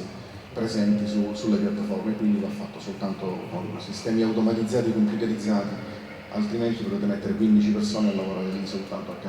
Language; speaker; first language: Italian; native; Italian